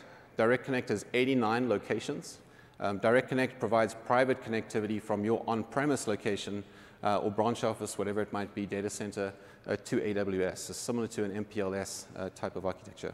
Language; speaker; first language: English; native; English